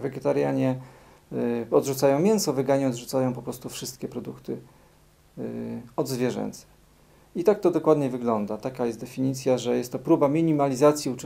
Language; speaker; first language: Polish; native; Polish